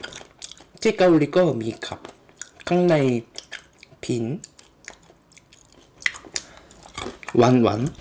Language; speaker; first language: Thai; non-native, learner; Korean